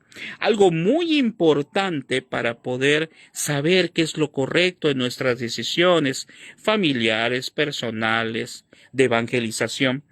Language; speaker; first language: Spanish; native; Spanish